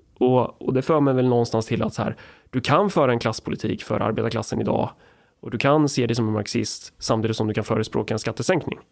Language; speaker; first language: Swedish; native; Swedish